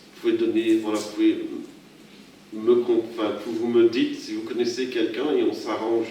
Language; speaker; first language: French; native; French